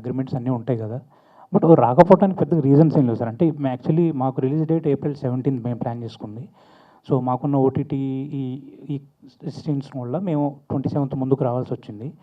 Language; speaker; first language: Telugu; native; Telugu